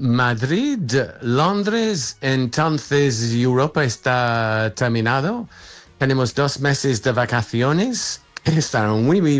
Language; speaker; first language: Spanish; non-native, fluent; English